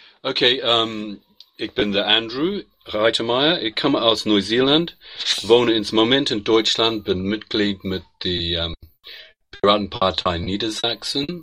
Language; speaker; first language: German; non-native, learner; English